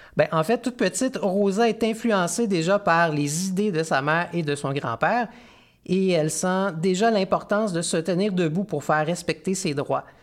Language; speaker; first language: French; native; French